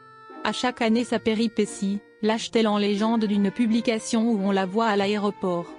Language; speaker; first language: French; native; French